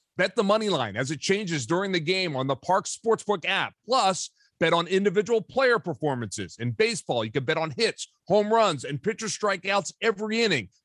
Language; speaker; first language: English; native; English